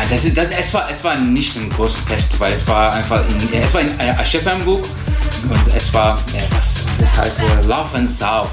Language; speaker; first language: German; non-native, learner; Turkish